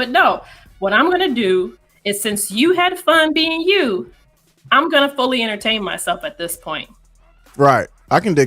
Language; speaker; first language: English; native; English